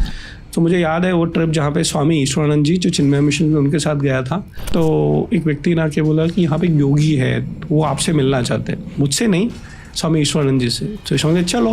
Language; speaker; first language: Hindi; native; Hindi